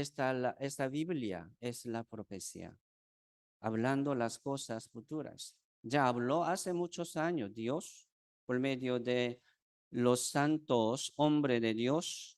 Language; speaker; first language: Spanish; non-native, fluent; Korean